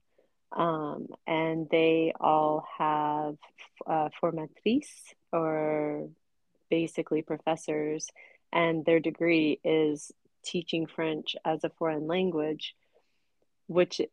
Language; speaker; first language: English; native; English